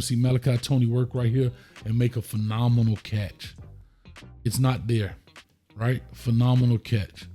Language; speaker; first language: English; native; English